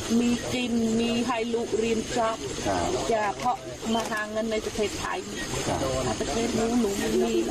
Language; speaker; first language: Thai; non-native, learner; Khmer